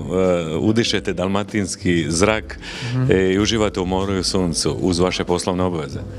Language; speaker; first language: Croatian; native; Croatian